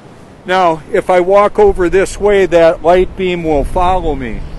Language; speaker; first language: English; native; English